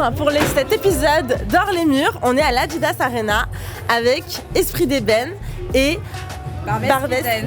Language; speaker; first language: French; native; French